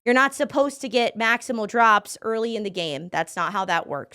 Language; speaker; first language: English; native; English